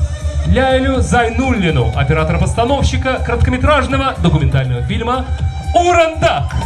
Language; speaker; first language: Russian; native; Russian